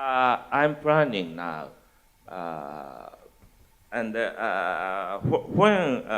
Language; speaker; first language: English; non-native, learner; Japanese